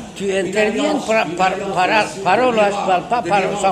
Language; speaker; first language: French; non-native, learner; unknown